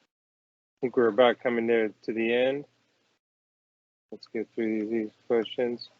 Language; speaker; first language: English; native; English